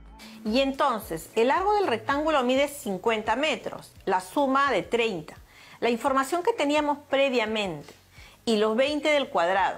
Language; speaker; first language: Spanish; native; Spanish